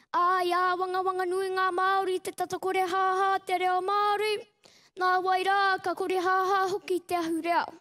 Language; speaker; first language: Māori; non-native, local second language; English